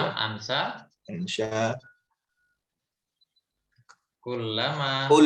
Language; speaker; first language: Arabic; non-native, fluent; Indonesian